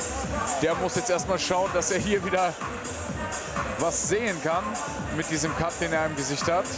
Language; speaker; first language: German; native; German